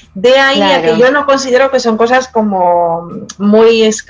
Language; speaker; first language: Spanish; non-native, fluent; Polish